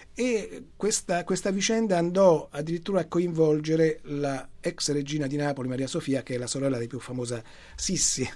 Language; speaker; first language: Italian; native; Italian